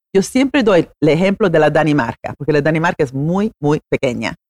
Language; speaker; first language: Spanish; non-native, fluent; Italian